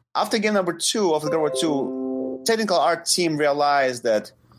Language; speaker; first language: English; non-native, fluent; Ukrainian